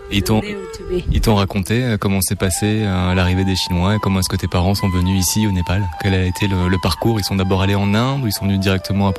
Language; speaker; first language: French; native; French